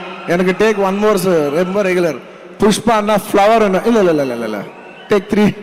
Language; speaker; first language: Tamil; non-native, local second language; Telugu